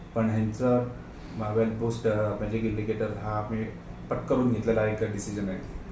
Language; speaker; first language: Marathi; non-native, local second language; Konkani